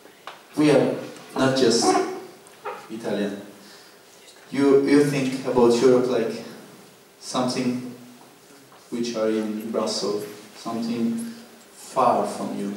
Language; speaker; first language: English; non-native, learner; Italian